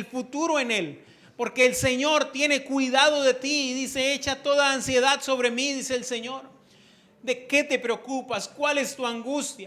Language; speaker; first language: Spanish; native; Spanish